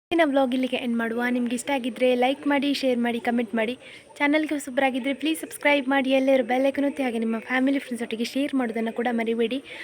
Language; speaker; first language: Kannada; non-native, local second language; Tulu